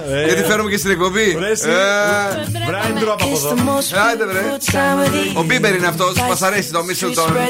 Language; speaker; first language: Greek; native; Greek